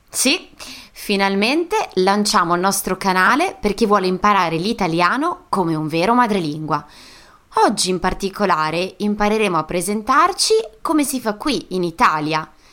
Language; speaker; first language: Italian; native; Italian